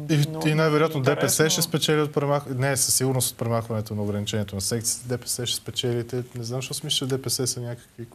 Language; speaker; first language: Bulgarian; native; Bulgarian